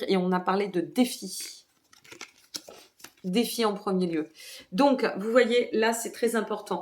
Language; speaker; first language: French; native; French